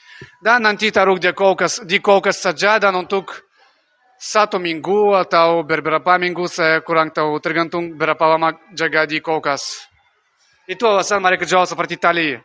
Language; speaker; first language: Indonesian; non-native, learner; Russian